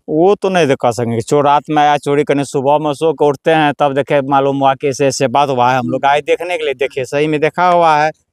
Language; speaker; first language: Hindi; native; Hindi